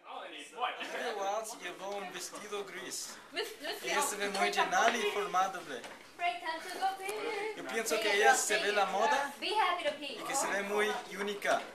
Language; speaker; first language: Spanish; non-native, learner; English